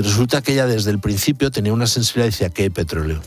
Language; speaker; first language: Spanish; native; Spanish